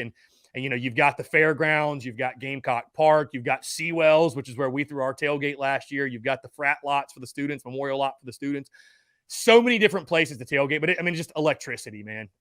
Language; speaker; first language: English; native; English